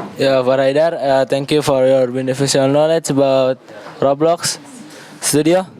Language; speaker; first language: English; non-native, learner; Indonesian